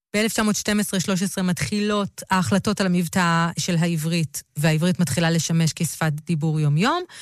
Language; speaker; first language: Hebrew; native; Hebrew